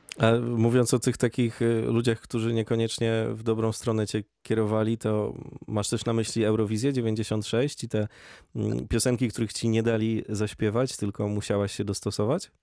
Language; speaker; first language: Polish; native; Polish